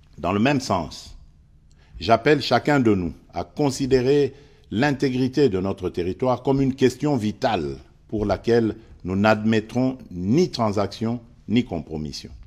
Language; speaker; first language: French; non-native, local second language; Luba-Lulua